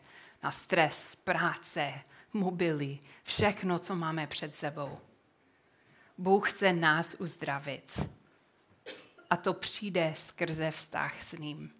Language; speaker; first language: Czech; non-native, fluent; English